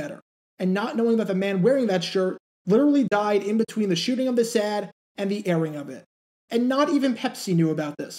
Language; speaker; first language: English; native; English